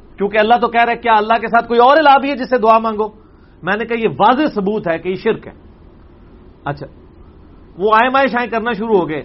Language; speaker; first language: Urdu; native; Urdu